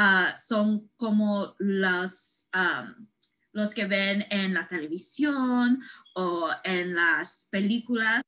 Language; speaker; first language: Spanish; early bilingual, heritage; Spanish